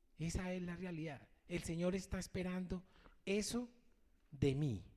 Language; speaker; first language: Spanish; native; Spanish